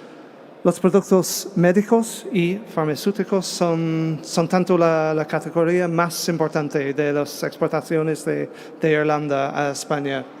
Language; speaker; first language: Spanish; non-native, fluent; English